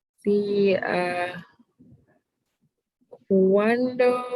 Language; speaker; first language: Spanish; non-native, learner; English